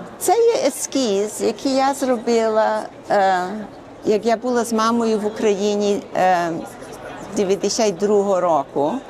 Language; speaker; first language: Ukrainian; early bilingual, heritage; Ukrainian